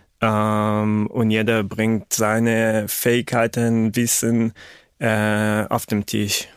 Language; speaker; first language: German; non-native, fluent; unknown